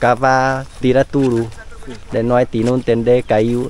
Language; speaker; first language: Portuguese; non-native, learner; Vietnamese